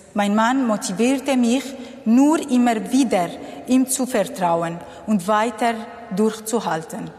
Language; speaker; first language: German; non-native, fluent; Kurdish